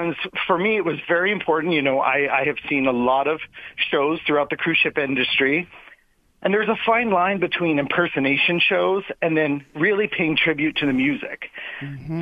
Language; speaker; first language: English; native; English